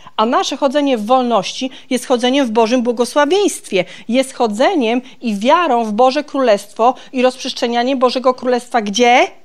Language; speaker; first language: Polish; native; Polish